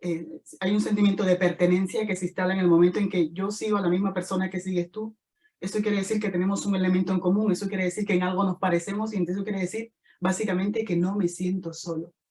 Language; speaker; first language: Spanish; native; Spanish